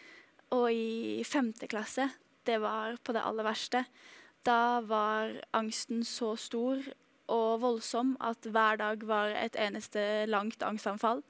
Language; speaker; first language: Norwegian; native; Norwegian